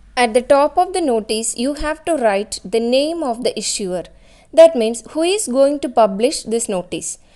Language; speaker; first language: English; non-native, local second language; Malayalam